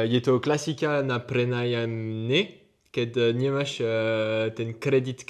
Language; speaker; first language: Slovak; non-native, learner; French